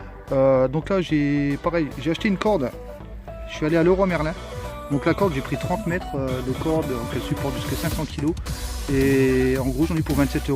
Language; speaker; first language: French; native; French